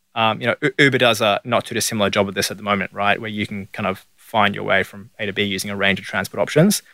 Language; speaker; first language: English; native; English